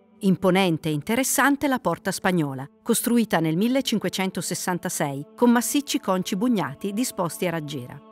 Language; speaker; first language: Italian; native; Italian